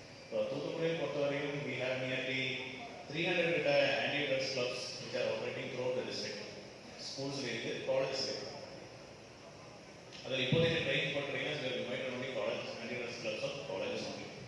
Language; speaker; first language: English; non-native, local second language; Tamil